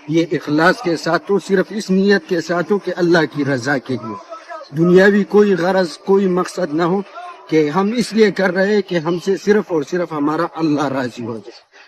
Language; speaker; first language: Urdu; native; Urdu